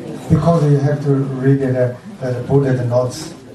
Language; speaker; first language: English; non-native, learner; Chinese